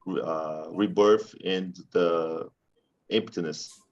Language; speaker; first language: English; non-native, fluent; Portuguese